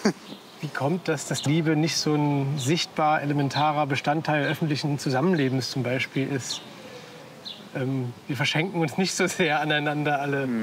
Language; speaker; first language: German; native; German